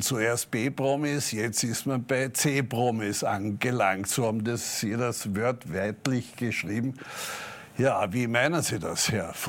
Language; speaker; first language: German; native; German